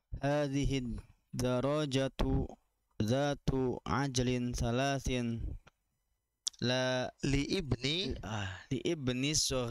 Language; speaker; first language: Arabic; non-native, learner; Indonesian